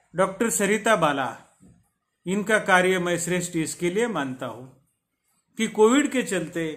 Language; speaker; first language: Hindi; non-native, local second language; Marathi